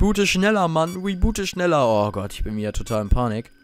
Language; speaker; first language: German; native; German